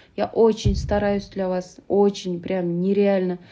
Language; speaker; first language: Russian; non-native, local second language; Kazakh